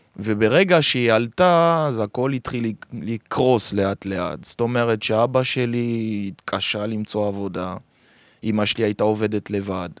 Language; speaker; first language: Hebrew; early bilingual, other home language; French